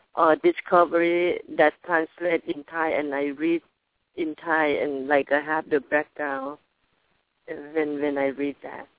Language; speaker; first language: English; non-native, learner; Thai